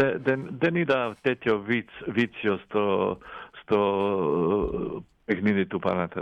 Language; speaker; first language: Greek; non-native, fluent; Croatian